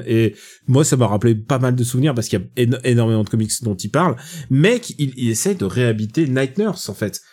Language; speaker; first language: French; native; French